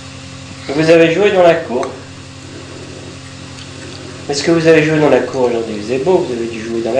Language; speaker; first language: French; native; French